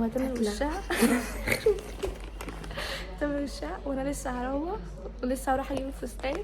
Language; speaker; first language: Arabic; native; Arabic